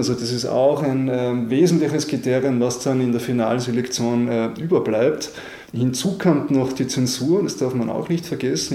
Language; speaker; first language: German; native; German